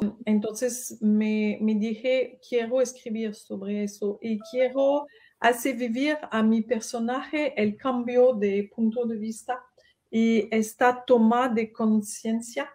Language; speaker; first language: Spanish; non-native, fluent; French